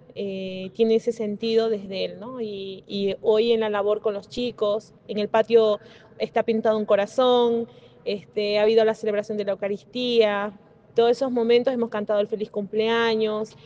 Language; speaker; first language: Spanish; native; Spanish